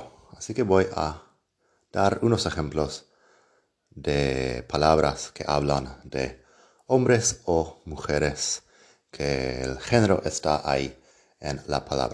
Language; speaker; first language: Spanish; non-native, fluent; English